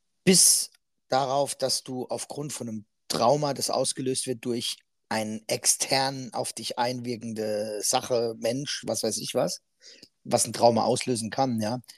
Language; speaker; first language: German; native; German